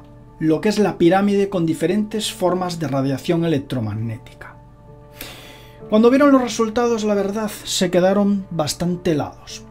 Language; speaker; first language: Spanish; native; Spanish